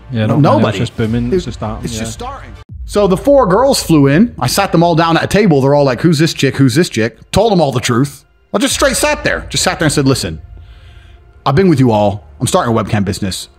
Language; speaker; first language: English; native; English